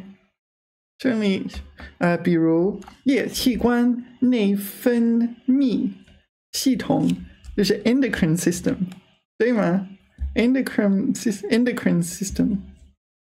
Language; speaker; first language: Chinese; non-native, learner; English